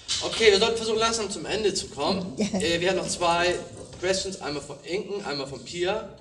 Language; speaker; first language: German; native; German